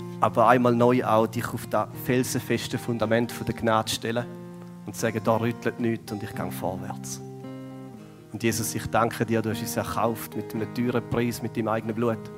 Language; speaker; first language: German; native; German